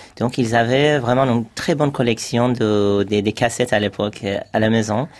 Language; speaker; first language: French; non-native, fluent; Persian